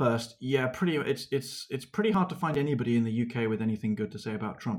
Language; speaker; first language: English; native; English